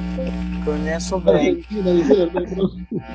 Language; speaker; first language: Portuguese; non-native, learner; Spanish